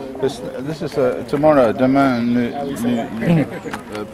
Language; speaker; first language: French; non-native, learner; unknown